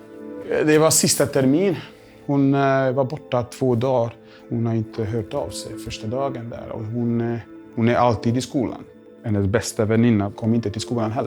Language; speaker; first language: Swedish; non-native, fluent; Bosnian